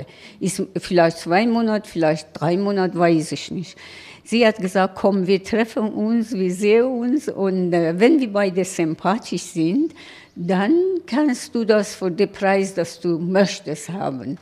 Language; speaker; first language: German; non-native, learner; Persian